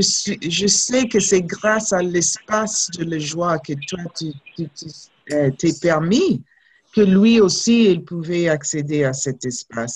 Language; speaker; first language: French; non-native, fluent; English